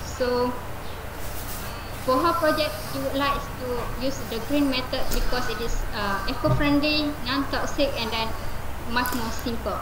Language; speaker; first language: English; non-native, local second language; Malay